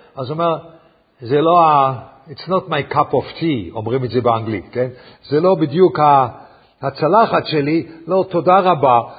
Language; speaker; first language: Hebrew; non-native, fluent; English